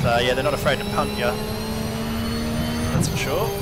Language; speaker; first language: English; native; English